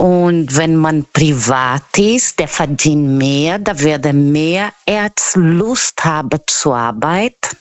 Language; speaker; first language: German; non-native, fluent; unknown